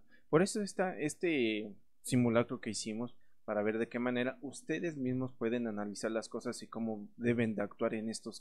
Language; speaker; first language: Spanish; native; Spanish